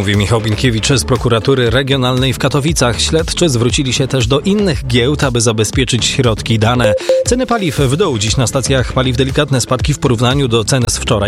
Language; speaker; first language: Polish; native; Polish